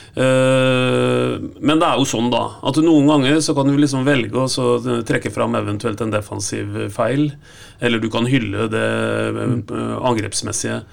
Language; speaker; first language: Norwegian; native; Norwegian